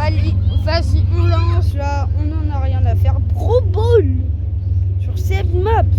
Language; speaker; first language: French; native; French